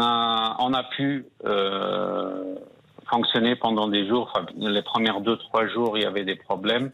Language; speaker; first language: French; non-native, fluent; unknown